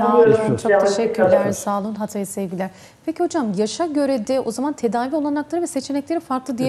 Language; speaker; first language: Turkish; native; Turkish